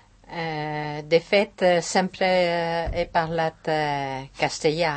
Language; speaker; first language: Catalan; non-native, learner; French